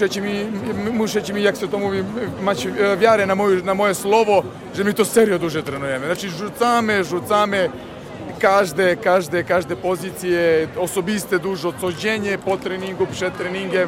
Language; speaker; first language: Polish; non-native, learner; Serbian